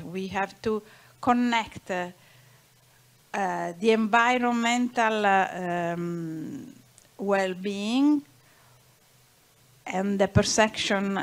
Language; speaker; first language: English; non-native, learner; Italian